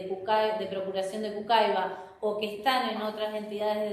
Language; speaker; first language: Spanish; native; Spanish